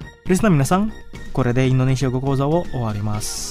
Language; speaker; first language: Japanese; non-native, fluent; Indonesian